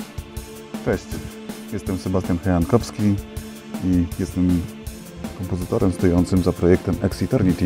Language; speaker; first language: Polish; native; Polish